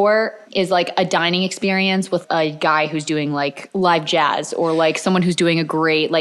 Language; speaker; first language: English; native; English